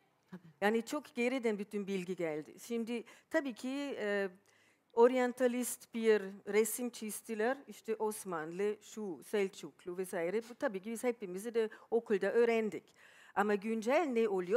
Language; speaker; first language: Turkish; non-native, fluent; German